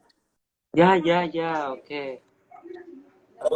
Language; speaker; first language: English; non-native, local second language; Indonesian